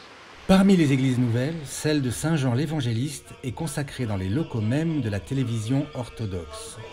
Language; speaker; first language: French; native; French